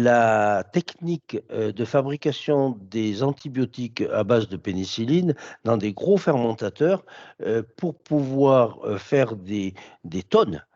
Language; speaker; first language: French; native; French